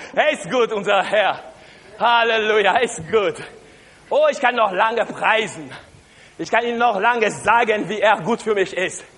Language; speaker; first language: German; non-native, learner; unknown